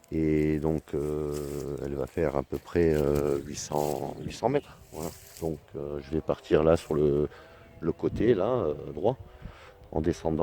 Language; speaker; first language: French; native; French